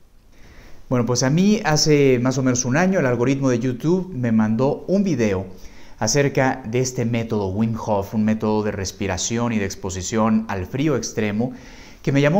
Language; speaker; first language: Spanish; native; Spanish